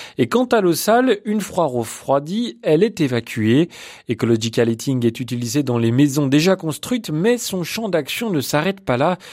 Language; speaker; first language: French; native; French